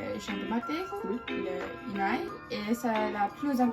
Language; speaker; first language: French; non-native, fluent; Malay